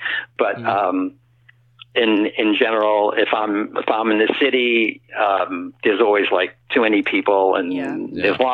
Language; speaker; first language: English; native; English